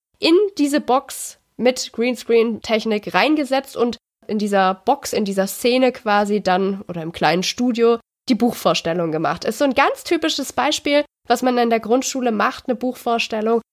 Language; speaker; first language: German; native; German